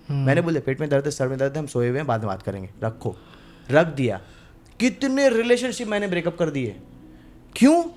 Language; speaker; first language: Hindi; non-native, local second language; Bangla